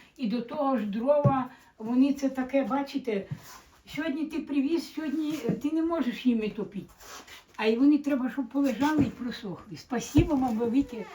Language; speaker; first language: Ukrainian; native; Ukrainian